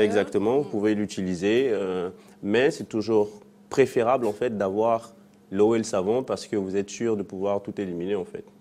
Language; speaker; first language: French; non-native, local second language; Fon